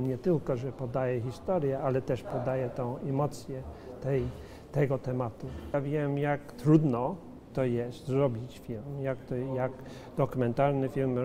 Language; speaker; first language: Polish; early bilingual, heritage; Polish